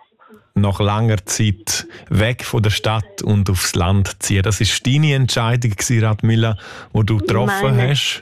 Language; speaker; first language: German; native; German